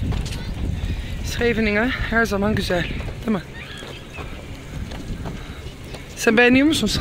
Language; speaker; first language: Turkish; non-native, learner; Dutch